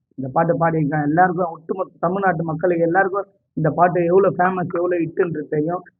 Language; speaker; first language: Tamil; native; Tamil